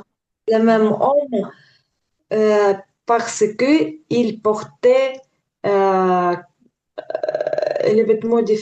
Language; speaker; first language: French; non-native, learner; Ukrainian